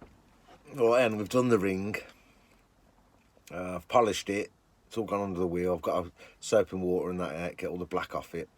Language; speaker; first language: English; native; English